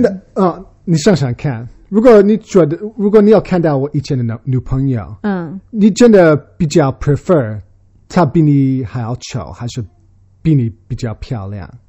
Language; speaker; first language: Chinese; early bilingual, heritage; Chinese